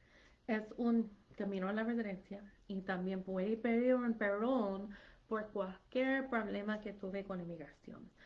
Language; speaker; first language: Spanish; non-native, fluent; English